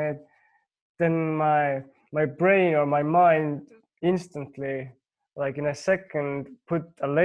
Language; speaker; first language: English; non-native, fluent; Estonian